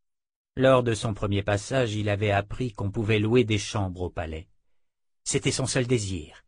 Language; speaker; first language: French; native; French